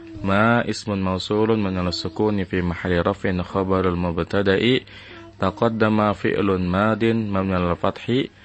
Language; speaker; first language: Arabic; non-native, fluent; Indonesian